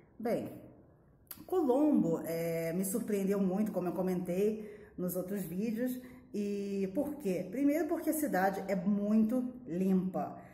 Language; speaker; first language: Portuguese; native; Portuguese